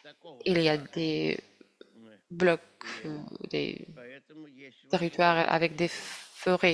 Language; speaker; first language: French; non-native, fluent; Russian